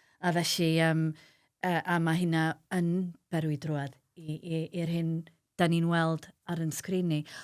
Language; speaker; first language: Welsh; native; Welsh